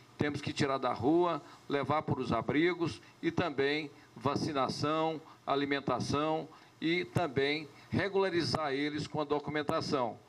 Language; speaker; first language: Portuguese; native; Portuguese